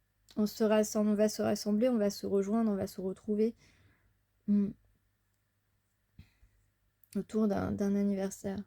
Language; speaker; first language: French; native; French